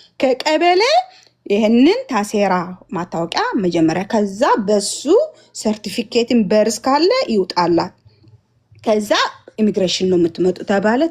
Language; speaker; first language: Amharic; non-native, fluent; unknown